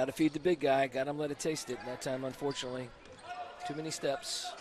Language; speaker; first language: English; native; English